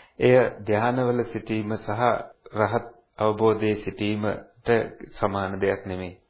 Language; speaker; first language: Sinhala; native; Sinhala